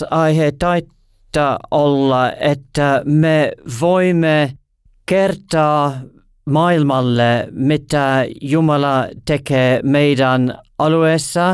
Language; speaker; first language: Finnish; non-native, learner; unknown